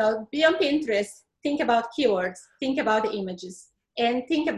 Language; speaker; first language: English; non-native, fluent; Portuguese